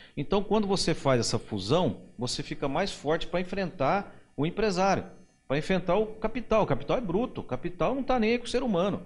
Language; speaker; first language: Portuguese; native; Portuguese